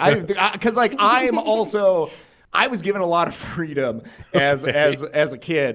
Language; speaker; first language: English; native; English